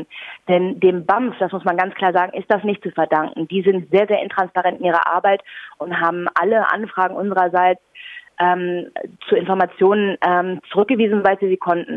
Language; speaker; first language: German; native; German